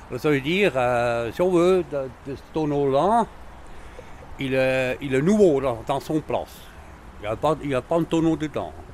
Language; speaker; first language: French; non-native, local second language; Swiss German